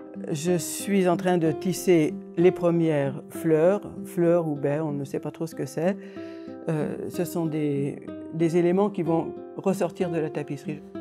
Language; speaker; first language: French; non-native, fluent; Hungarian